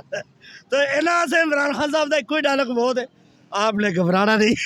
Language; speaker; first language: Urdu; non-native, local second language; Punjabi